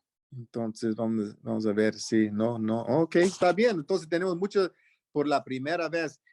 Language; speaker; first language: Spanish; early bilingual, heritage; Spanish